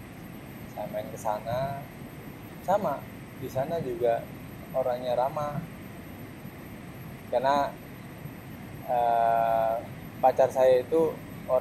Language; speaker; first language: Indonesian; non-native, fluent; German